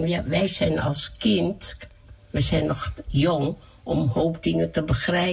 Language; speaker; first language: Dutch; early bilingual, other home language; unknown